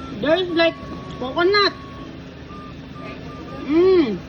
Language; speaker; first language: English; non-native, local second language; Filipino